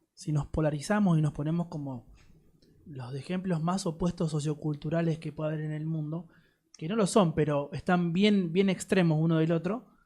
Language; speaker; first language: Spanish; native; Spanish